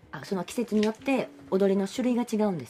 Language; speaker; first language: Japanese; native; Japanese